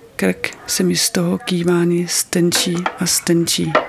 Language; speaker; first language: Czech; non-native, fluent; Danish